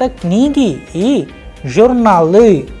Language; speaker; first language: Russian; non-native, fluent; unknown